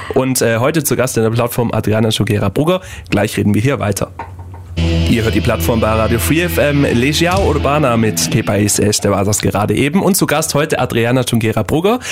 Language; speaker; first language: German; native; German